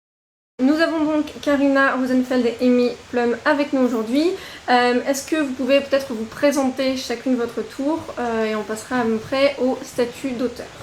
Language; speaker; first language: French; native; French